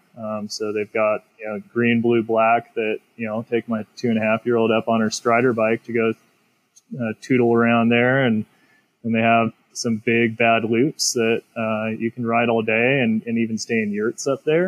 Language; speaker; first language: English; native; English